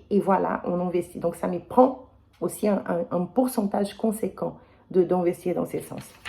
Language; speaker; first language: French; non-native, fluent; Portuguese